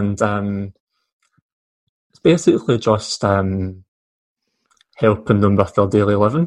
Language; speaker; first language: English; native; English